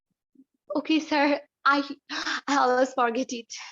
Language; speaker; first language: English; non-native, learner; Bangla